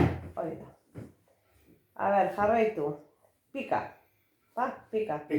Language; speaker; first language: Basque; non-native, local second language; Spanish